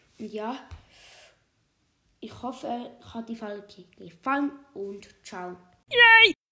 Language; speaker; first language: German; native; German